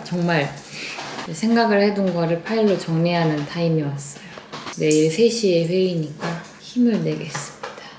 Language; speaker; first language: Korean; native; Korean